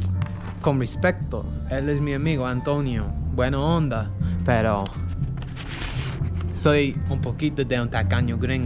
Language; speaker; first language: Spanish; non-native, learner; English